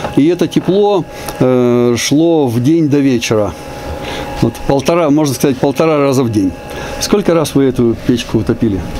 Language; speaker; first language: Russian; native; Russian